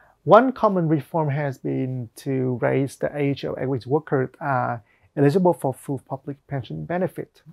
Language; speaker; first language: English; non-native, fluent; Vietnamese